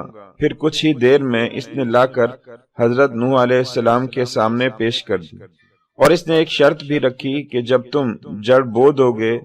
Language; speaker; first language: Urdu; native; Urdu